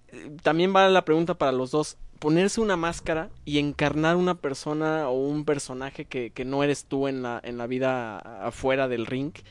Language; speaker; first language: Spanish; native; Spanish